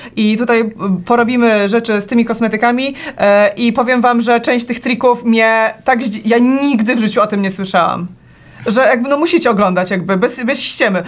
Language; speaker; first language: Polish; native; Polish